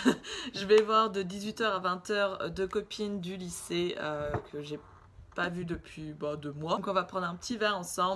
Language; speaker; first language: French; early bilingual, other home language; Russian